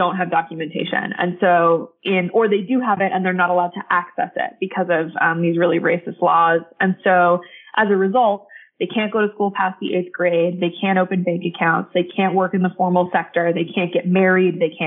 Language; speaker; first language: English; native; English